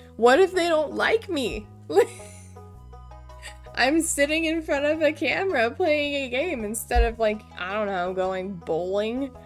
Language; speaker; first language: English; native; English